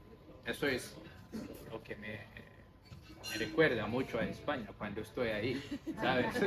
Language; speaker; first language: Spanish; non-native, fluent; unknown